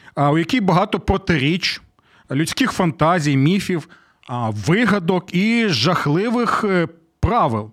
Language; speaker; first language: Ukrainian; native; Ukrainian